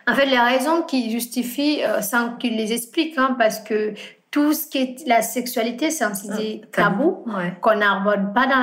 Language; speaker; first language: French; non-native, fluent; Fula